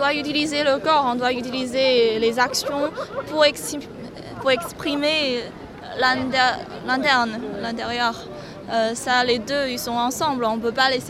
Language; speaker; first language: French; non-native, learner; Chinese